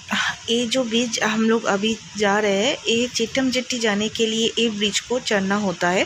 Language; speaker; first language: Hindi; non-native, local second language; Bangla